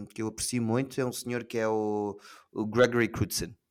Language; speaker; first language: Portuguese; early bilingual, heritage; Portuguese